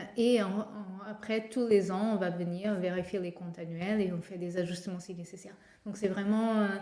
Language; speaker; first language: French; non-native, fluent; Portuguese